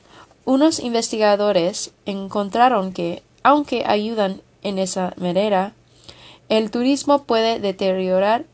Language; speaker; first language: Spanish; non-native, fluent; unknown